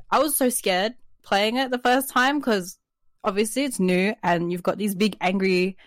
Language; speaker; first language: English; native; English